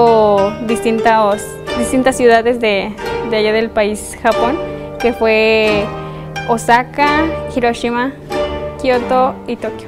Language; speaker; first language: Spanish; native; Spanish